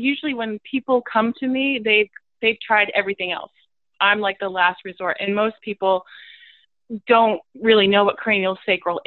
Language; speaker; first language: English; native; English